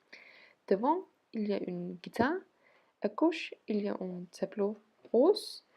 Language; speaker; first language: French; non-native, learner; Danish